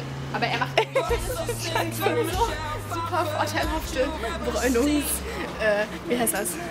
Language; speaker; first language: German; native; German